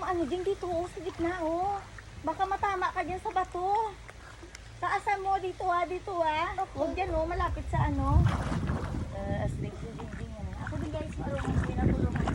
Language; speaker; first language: Filipino; non-native, local second language; Cebuano